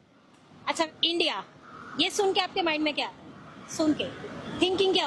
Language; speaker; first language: Hindi; non-native, fluent; Bangla